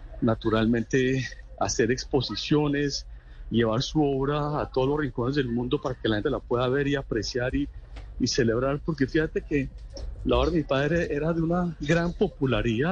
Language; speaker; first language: Spanish; native; Spanish